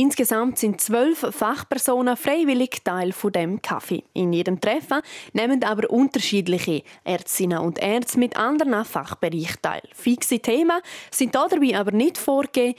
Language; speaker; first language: German; native; German